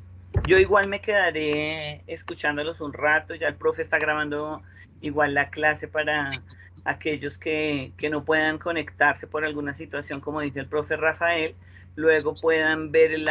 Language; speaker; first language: Spanish; native; Spanish